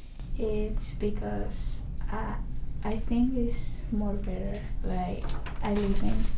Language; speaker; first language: English; non-native, learner; Spanish